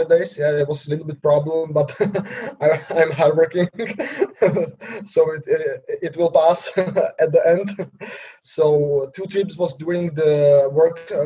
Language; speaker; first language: English; non-native, learner; Slovak